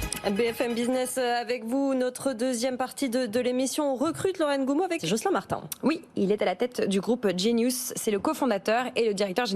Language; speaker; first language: French; native; French